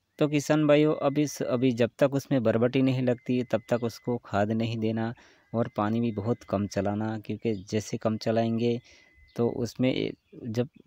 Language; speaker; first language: Hindi; non-native, local second language; Gujarati